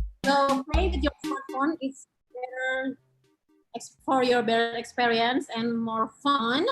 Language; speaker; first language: English; non-native, fluent; Indonesian